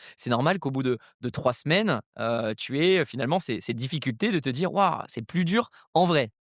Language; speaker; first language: French; native; French